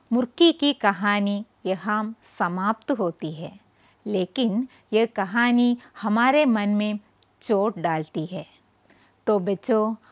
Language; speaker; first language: Hindi; non-native, local second language; Malayalam